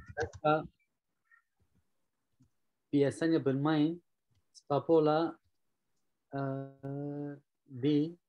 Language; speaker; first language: Indonesian; non-native, learner; Turkish